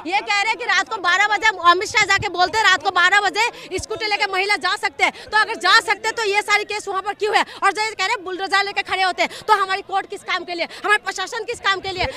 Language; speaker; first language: Hindi; non-native, local second language; Assamese